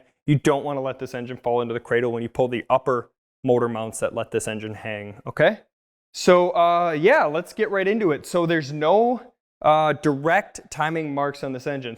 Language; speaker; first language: English; native; English